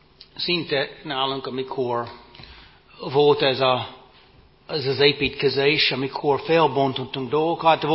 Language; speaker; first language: Hungarian; non-native, fluent; English